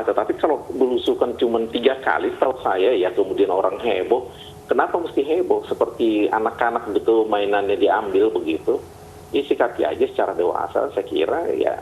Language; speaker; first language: Indonesian; native; Indonesian